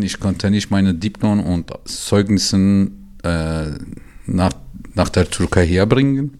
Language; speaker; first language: German; non-native, learner; Turkish